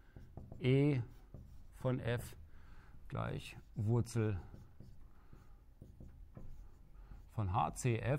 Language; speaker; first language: German; native; German